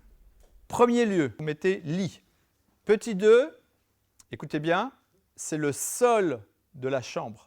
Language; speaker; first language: French; native; French